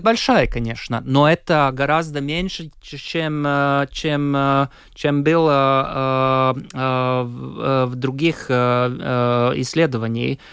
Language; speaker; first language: Russian; non-native, local second language; Latvian